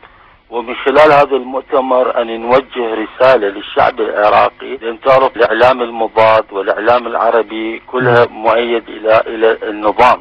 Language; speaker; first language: Arabic; native; Arabic